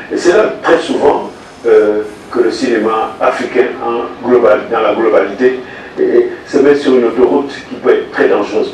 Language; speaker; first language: French; non-native, local second language; Wolof